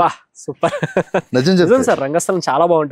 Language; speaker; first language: Telugu; native; Telugu